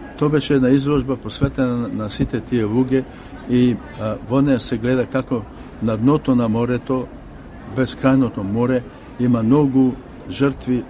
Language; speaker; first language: Macedonian; native; Macedonian